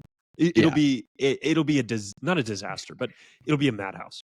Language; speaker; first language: English; native; English